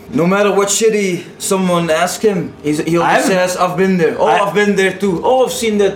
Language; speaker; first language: English; non-native, fluent; Dutch